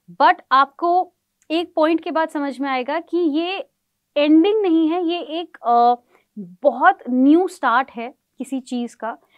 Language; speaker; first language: Hindi; native; Hindi